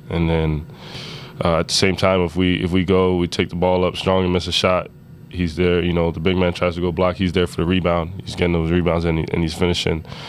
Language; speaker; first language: English; native; English